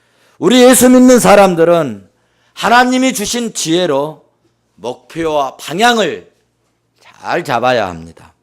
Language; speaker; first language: Korean; native; Korean